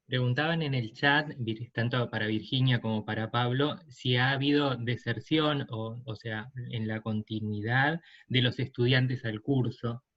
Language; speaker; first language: Spanish; native; Spanish